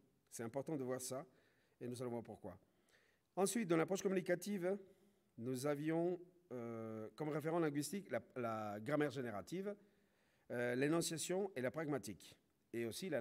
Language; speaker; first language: French; non-native, fluent; Spanish